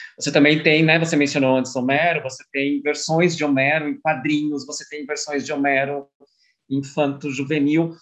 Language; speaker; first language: Portuguese; early bilingual, other home language; German